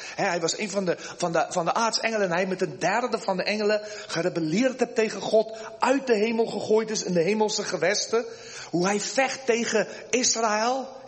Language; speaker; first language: Dutch; early bilingual, heritage; Dutch